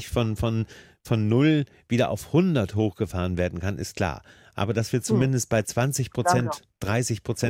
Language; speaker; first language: German; native; German